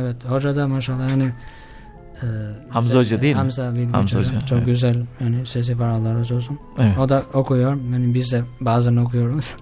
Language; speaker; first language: Turkish; non-native, learner; Albanian